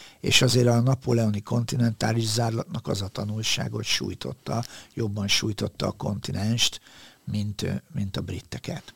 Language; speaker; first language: Hungarian; native; Hungarian